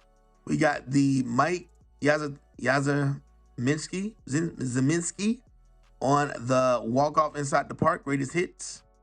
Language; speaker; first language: English; native; English